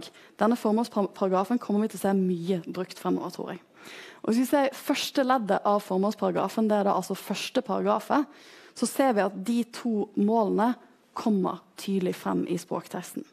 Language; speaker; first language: Norwegian; native; Norwegian